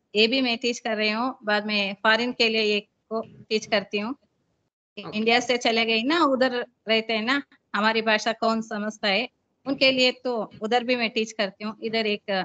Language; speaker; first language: Hindi; non-native, local second language; Telugu